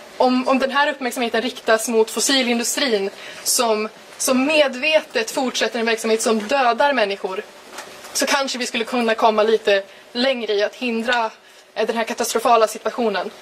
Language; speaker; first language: Swedish; native; Swedish